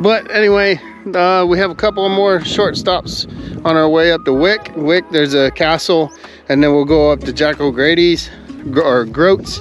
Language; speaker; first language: English; native; English